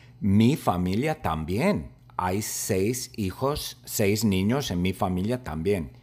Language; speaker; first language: Spanish; non-native, fluent; English